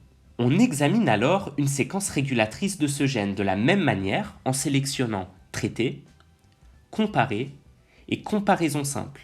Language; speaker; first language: French; native; French